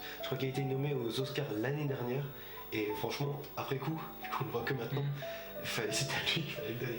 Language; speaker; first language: French; native; French